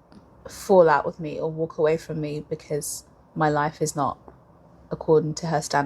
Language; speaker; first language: English; native; English